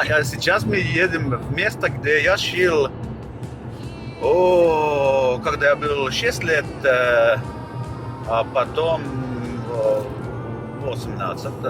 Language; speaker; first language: Russian; non-native, learner; Finnish